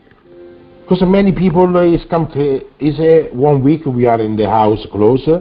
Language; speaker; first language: English; non-native, learner; Italian